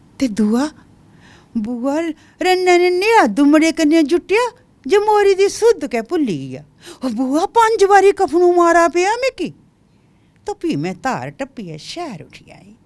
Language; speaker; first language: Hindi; non-native, local second language; Dogri